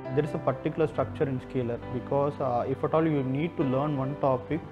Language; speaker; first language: English; non-native, local second language; Tamil